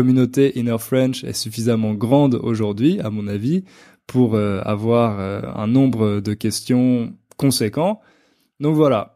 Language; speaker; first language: French; native; French